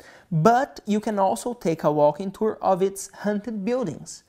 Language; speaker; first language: English; non-native, fluent; Portuguese